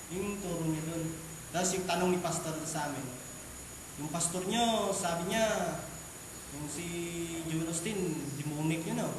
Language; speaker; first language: Filipino; non-native, local second language; Cebuano